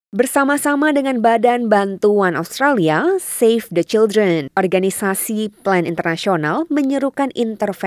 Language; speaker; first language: Indonesian; native; Indonesian